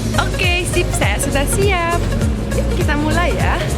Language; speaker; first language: Indonesian; non-native, learner; Romanian